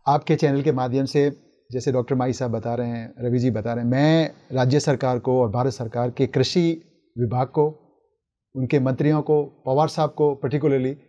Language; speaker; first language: Hindi; native; Hindi